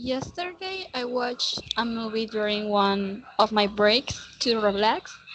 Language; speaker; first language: English; non-native, learner; Spanish